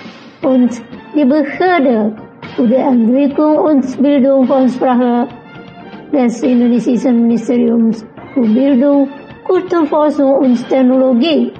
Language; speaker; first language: German; non-native, fluent; Indonesian